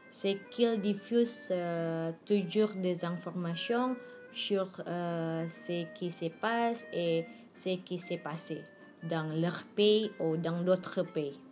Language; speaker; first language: French; non-native, learner; Indonesian